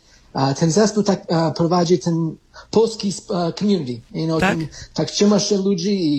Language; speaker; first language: Polish; early bilingual, heritage; Polish